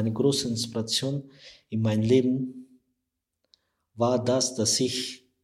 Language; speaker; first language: German; non-native, learner; Persian